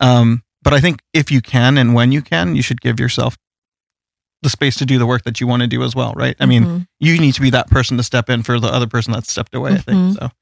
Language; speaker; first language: English; early bilingual, other home language; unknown